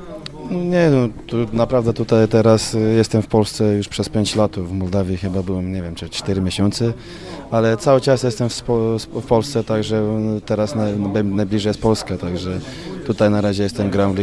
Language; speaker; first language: Polish; non-native, learner; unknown